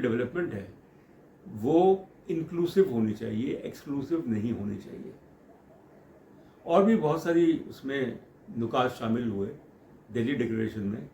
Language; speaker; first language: Urdu; native; Urdu